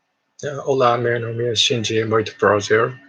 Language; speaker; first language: Portuguese; non-native, learner; Japanese